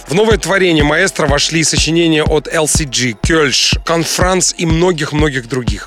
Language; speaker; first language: Russian; native; Russian